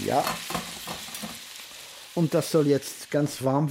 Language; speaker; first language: German; non-native, fluent; French